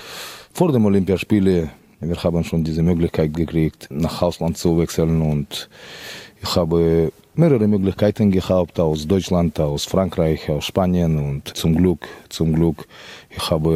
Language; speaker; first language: German; non-native, fluent; Russian